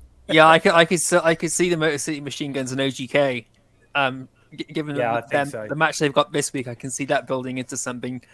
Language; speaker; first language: English; native; English